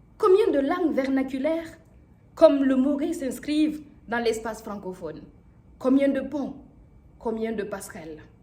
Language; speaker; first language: French; non-native, local second language; Mossi